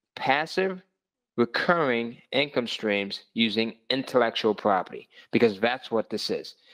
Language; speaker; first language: English; native; English